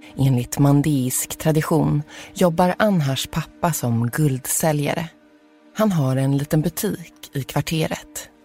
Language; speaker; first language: Swedish; native; Swedish